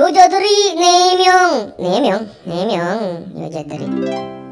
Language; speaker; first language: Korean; non-native, learner; Indonesian